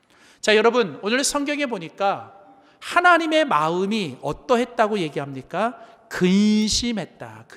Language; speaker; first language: Korean; native; Korean